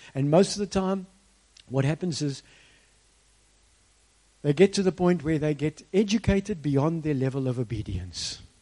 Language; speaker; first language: English; native; English